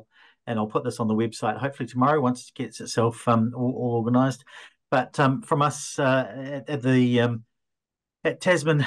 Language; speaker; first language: English; native; English